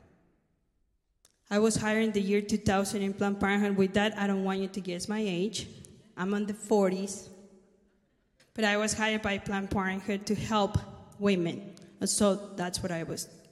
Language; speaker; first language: English; non-native, fluent; Spanish